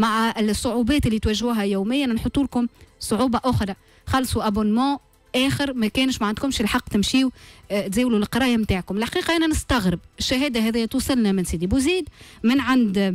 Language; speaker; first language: Arabic; native; Arabic